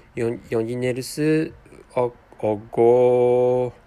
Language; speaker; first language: Korean; non-native, learner; Japanese